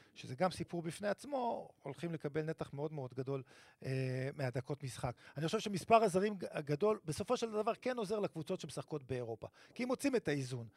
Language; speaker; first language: Hebrew; native; Hebrew